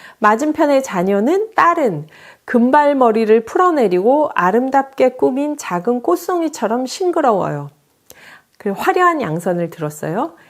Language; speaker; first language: Korean; native; Korean